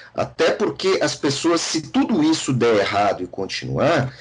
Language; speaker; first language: Portuguese; native; Portuguese